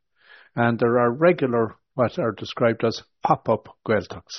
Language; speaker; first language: English; native; English